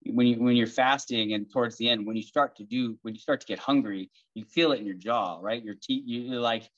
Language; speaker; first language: English; native; English